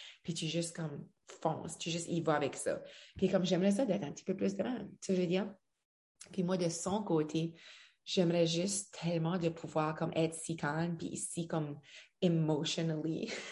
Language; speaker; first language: French; native; French